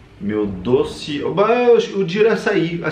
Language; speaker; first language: Portuguese; non-native, fluent; French